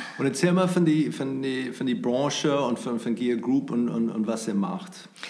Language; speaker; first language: German; non-native, fluent; English